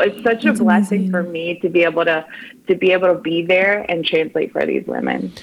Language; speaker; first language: English; early bilingual, other home language; Spanish